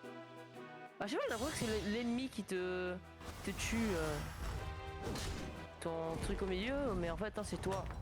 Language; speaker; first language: French; native; French